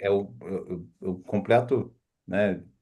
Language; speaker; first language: Portuguese; native; Portuguese